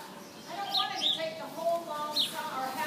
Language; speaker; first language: English; native; English